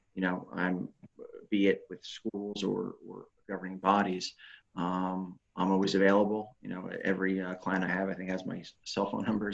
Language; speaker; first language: English; native; English